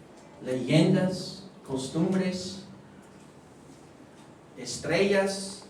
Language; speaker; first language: Spanish; non-native, fluent; English